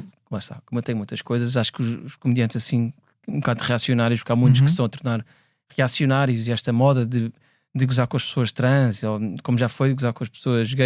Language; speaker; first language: Portuguese; native; Portuguese